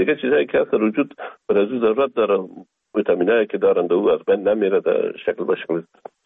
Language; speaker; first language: Persian; native; Persian